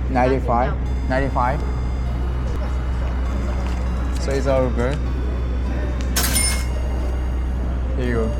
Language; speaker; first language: English; non-native, learner; Japanese